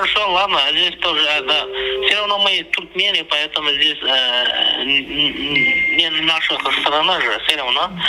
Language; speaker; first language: Russian; non-native, local second language; Turkmen